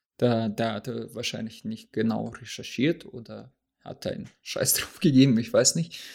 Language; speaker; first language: German; non-native, fluent; Russian